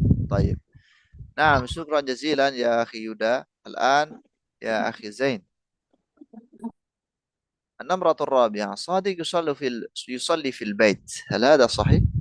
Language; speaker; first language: Arabic; non-native, fluent; Indonesian